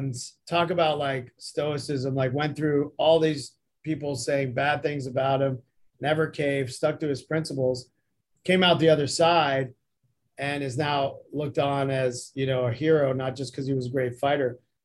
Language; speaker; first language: English; native; English